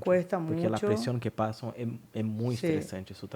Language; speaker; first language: Spanish; non-native, fluent; Portuguese